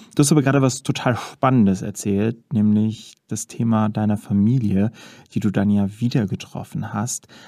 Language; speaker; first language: German; native; German